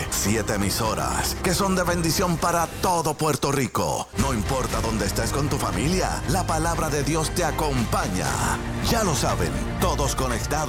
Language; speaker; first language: Spanish; native; Spanish